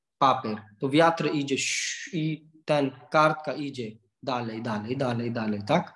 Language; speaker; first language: Polish; non-native, learner; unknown